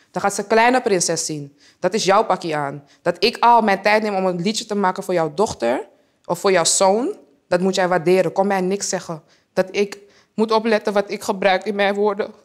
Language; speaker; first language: Dutch; early bilingual, other home language; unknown